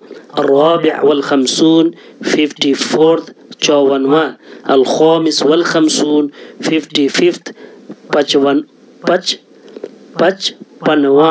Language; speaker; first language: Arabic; non-native, fluent; Urdu